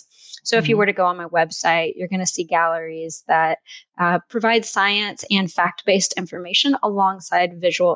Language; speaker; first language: English; native; English